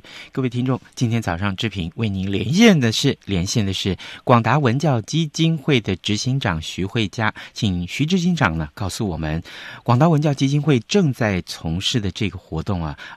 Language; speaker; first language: Chinese; native; Chinese